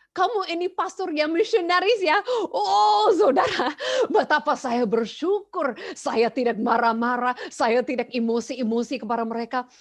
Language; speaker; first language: Indonesian; non-native, fluent; English